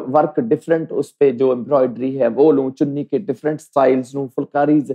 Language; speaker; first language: Hindi; native; Hindi